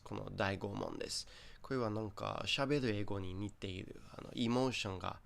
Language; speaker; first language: Japanese; non-native, fluent; English